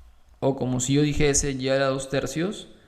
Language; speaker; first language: Spanish; native; Spanish